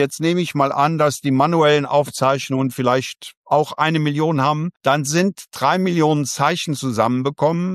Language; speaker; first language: German; native; German